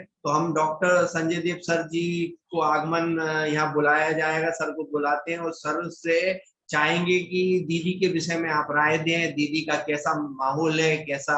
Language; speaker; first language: Hindi; native; Hindi